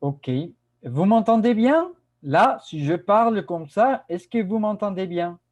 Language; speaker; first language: French; non-native, fluent; Spanish